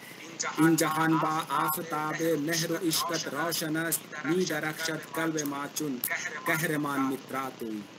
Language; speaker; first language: Persian; non-native, learner; Hindi